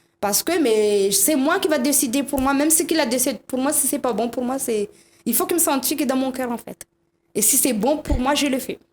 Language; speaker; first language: French; non-native, local second language; Malagasy